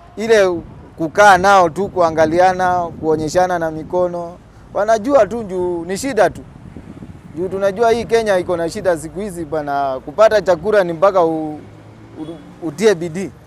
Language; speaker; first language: Swahili; non-native, local second language; Kamba